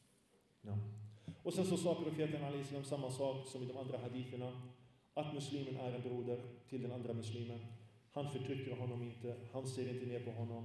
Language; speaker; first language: Swedish; early bilingual, other home language; Arabic